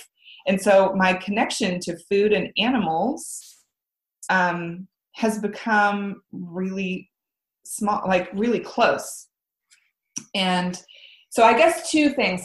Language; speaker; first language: English; native; English